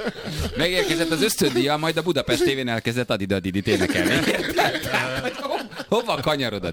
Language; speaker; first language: Hungarian; native; Hungarian